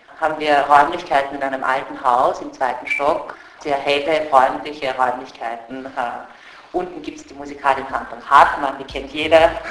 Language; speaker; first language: German; native; German